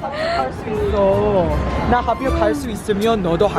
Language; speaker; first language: Korean; non-native, learner; Filipino